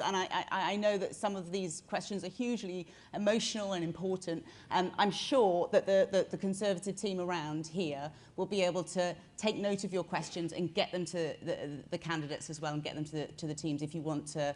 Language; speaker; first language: English; native; English